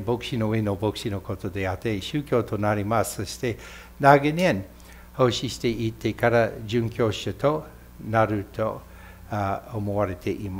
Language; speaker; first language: Japanese; non-native, fluent; English